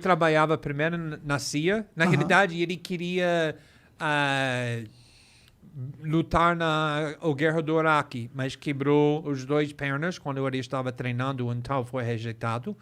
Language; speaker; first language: Portuguese; non-native, fluent; English